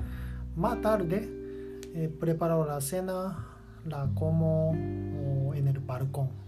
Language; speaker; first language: Spanish; non-native, learner; Japanese